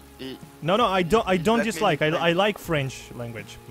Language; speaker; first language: English; non-native, learner; Russian